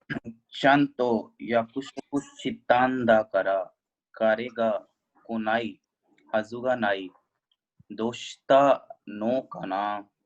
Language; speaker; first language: Japanese; non-native, learner; Hindi